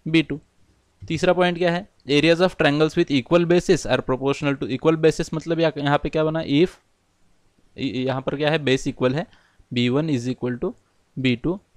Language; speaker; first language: Hindi; non-native, local second language; Marathi